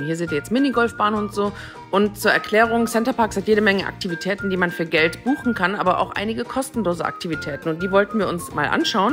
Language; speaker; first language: German; native; German